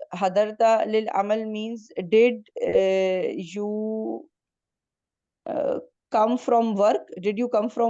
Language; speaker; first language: English; non-native, learner; Arabic